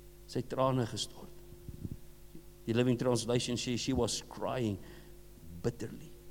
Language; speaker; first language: English; non-native, local second language; Afrikaans